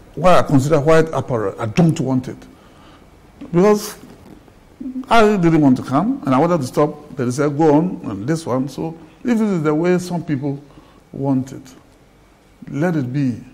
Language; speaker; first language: English; non-native, local second language; Ga